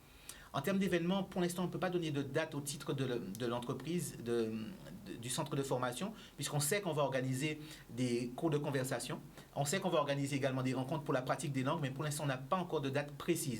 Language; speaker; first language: French; native; French